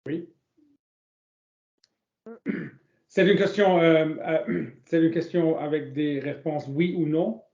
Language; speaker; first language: French; non-native, learner; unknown